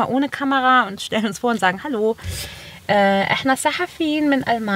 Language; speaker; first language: German; native; German